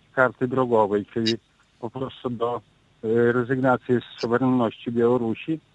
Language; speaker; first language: Polish; early bilingual, heritage; Polish